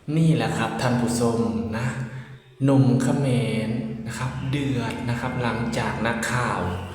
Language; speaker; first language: Thai; native; Thai